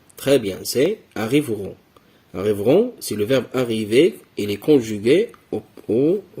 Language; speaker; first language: French; non-native, local second language; Arabic